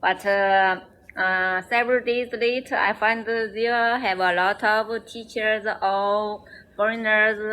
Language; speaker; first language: English; non-native, learner; Chinese